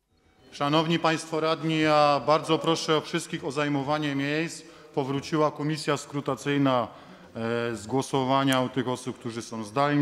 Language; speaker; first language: Polish; native; Polish